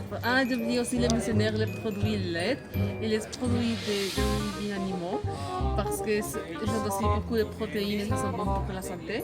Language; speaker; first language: French; non-native, learner; Spanish